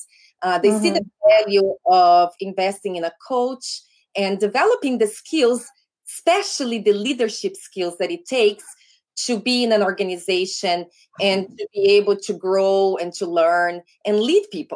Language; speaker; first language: English; non-native, fluent; Portuguese